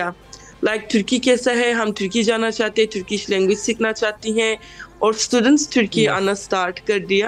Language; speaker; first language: Hindi; non-native, fluent; Turkish